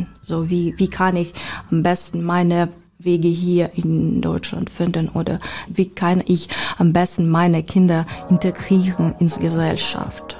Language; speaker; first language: German; non-native, learner; Ukrainian